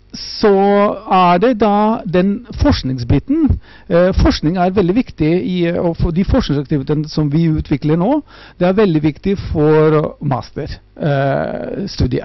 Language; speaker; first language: Norwegian; non-native, fluent; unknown